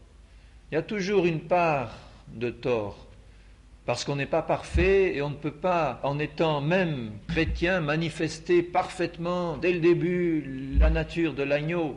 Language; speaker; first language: French; native; French